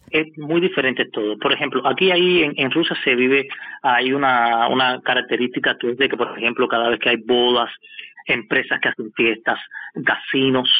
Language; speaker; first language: Spanish; native; Spanish